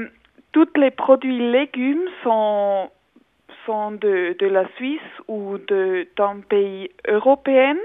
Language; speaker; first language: French; non-native, local second language; German